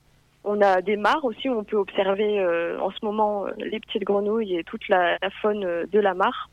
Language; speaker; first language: French; native; French